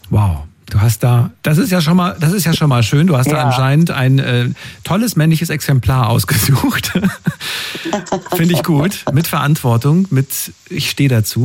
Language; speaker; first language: German; native; German